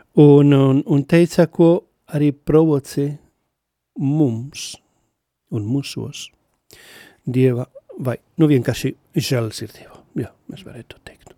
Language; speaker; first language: Latvian; non-native, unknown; Spanish